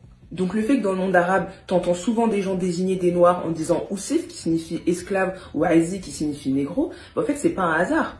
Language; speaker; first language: French; native; French